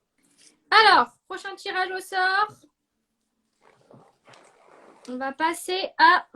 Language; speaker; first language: French; native; French